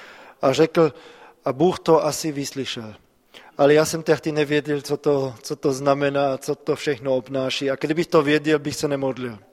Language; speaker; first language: Czech; non-native, fluent; German